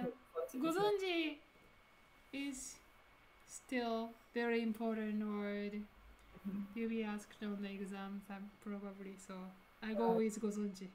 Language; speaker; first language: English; non-native, fluent; Japanese